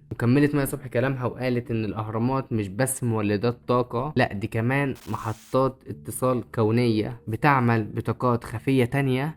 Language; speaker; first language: Arabic; native; Arabic